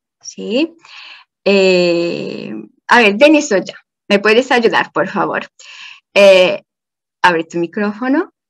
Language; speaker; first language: Spanish; non-native, fluent; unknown